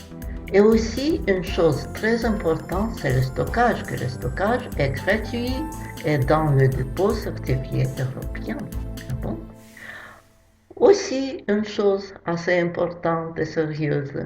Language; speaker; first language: French; non-native, fluent; Russian